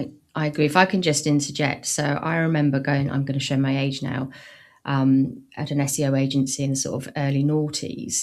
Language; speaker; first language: English; native; English